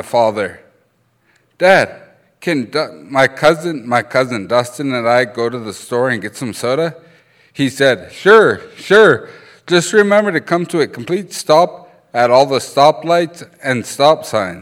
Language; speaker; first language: English; early bilingual, other home language; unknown